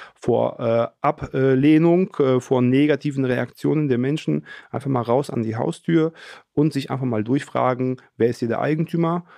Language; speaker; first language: German; early bilingual, other home language; Polish